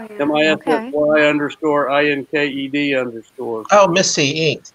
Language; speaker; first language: English; native; English